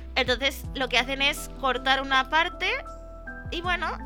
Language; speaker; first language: Spanish; early bilingual, other home language; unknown